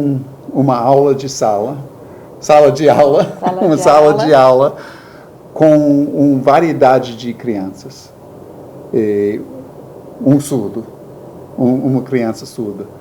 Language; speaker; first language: Portuguese; non-native, learner; English